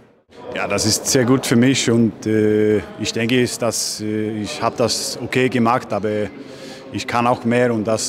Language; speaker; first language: German; non-native, learner; Icelandic